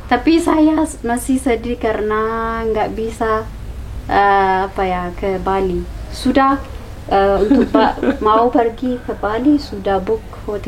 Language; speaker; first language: Indonesian; non-native, learner; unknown